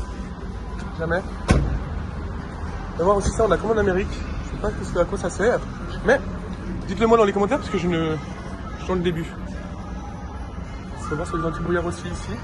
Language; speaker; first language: French; native; French